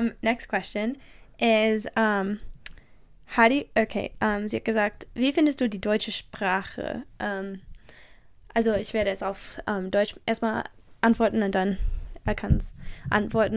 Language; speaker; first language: German; non-native, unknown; English